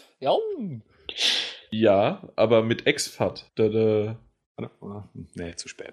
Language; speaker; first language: German; native; German